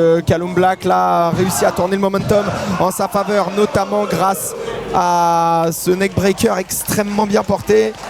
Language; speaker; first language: French; native; French